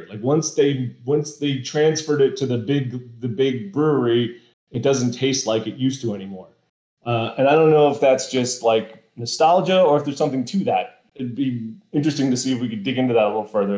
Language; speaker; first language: English; native; English